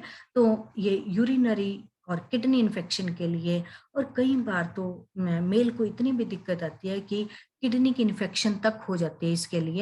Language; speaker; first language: Hindi; native; Hindi